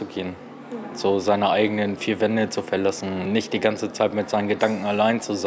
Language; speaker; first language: German; native; German